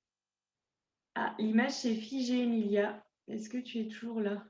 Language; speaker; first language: French; native; French